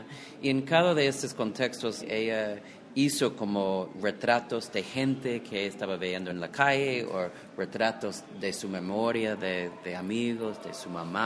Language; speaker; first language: Spanish; non-native, fluent; English